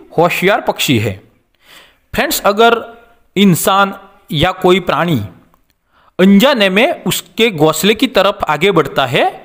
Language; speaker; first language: Hindi; non-native, local second language; Gujarati